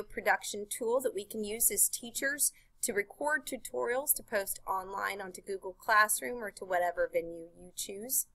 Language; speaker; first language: English; native; English